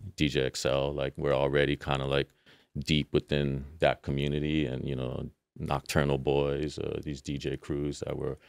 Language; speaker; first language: English; native; English